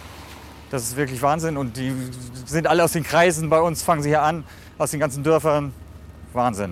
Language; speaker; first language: German; native; German